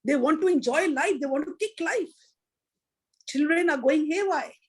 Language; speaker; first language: English; non-native, local second language; Punjabi